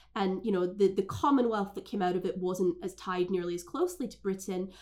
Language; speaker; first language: English; native; English